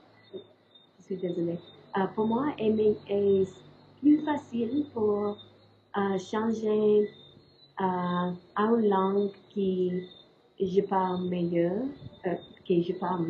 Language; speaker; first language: French; non-native, learner; English